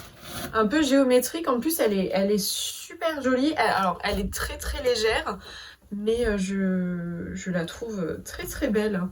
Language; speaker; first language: French; native; French